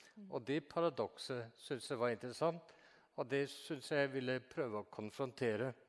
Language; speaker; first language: Norwegian; native; Norwegian